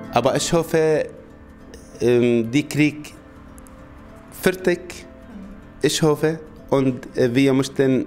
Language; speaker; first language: German; non-native, learner; Arabic